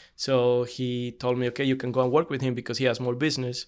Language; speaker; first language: English; non-native, fluent; Spanish